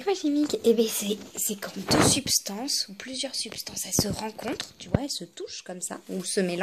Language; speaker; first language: French; native; French